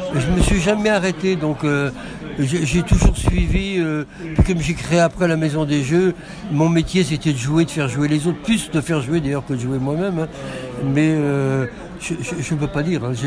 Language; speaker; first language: French; native; French